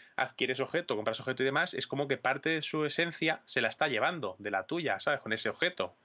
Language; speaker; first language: Spanish; native; Spanish